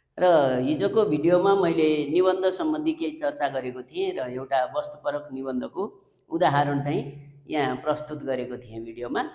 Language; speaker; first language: Nepali; native; Nepali